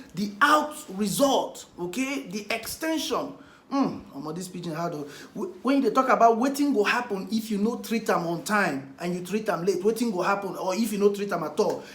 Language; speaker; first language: Nigerian Pidgin; non-native, local second language; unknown